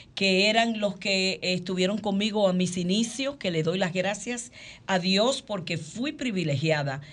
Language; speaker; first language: Spanish; early bilingual, heritage; Spanish